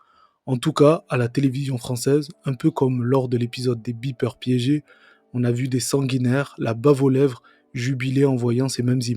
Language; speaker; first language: French; native; French